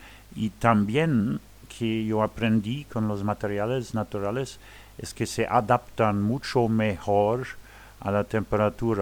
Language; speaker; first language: Spanish; non-native, learner; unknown